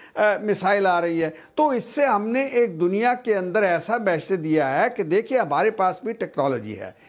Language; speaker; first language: Hindi; non-native, local second language; Punjabi